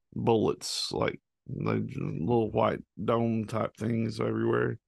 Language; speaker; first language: English; native; English